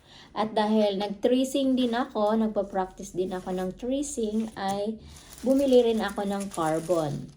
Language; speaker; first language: Filipino; non-native, local second language; Cebuano